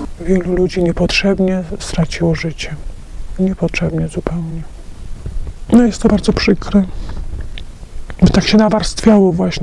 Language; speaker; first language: Polish; native; Polish